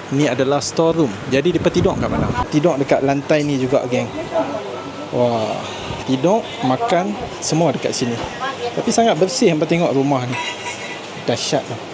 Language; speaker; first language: Malay; native; Malay